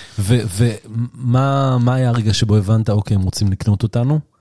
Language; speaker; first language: Hebrew; native; Hebrew